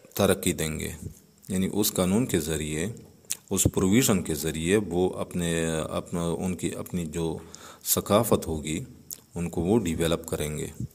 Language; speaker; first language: Urdu; native; Urdu